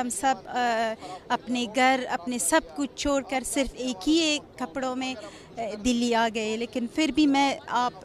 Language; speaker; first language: Hindi; non-native, fluent; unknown